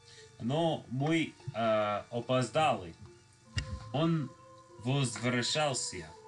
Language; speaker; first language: Russian; non-native, learner; English